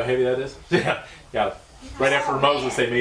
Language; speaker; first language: English; native; English